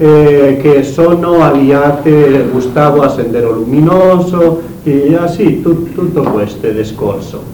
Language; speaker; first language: Italian; non-native, learner; Spanish